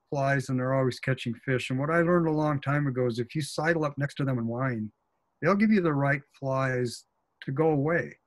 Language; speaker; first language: English; native; English